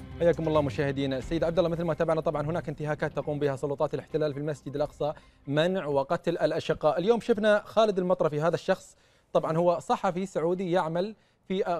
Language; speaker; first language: Arabic; native; Arabic